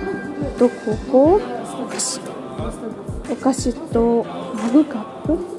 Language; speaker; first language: Japanese; non-native, fluent; Russian